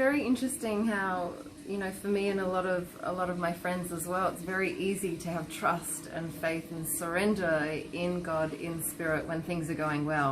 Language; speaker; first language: English; native; English